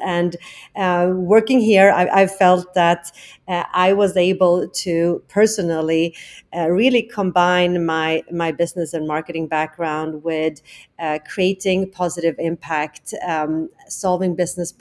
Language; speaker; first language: English; non-native, fluent; Swedish